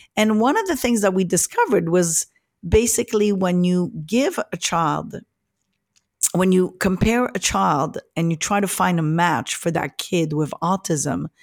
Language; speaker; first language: English; early bilingual, other home language; French